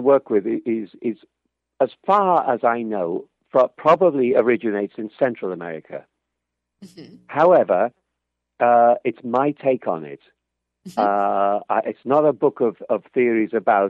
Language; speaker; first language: English; native; English